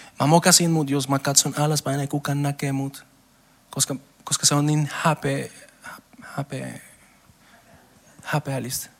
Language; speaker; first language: Finnish; non-native, learner; Spanish